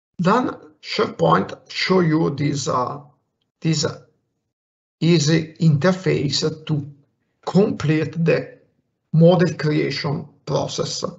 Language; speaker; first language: English; non-native, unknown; Italian